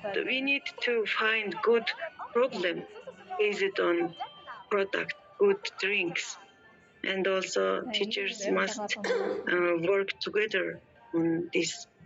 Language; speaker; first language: English; non-native, learner; Mongolian